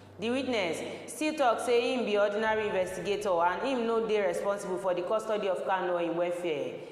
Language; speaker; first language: Nigerian Pidgin; non-native, local second language; Yoruba